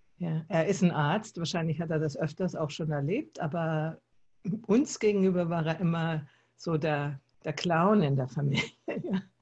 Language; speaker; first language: German; native; German